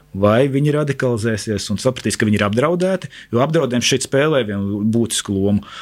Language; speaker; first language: Latvian; native; Latvian